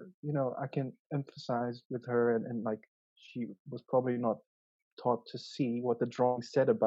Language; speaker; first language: English; non-native, local second language; Dutch